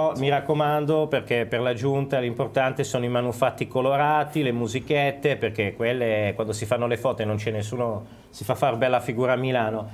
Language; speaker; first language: Italian; native; Italian